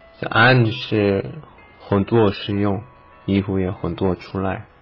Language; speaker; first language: Chinese; non-native, learner; Korean